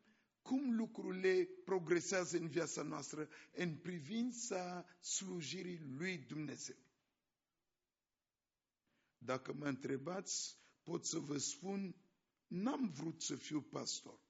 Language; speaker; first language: Romanian; non-native, fluent; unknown